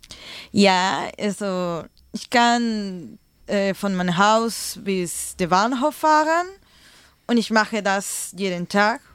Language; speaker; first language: German; non-native, learner; Spanish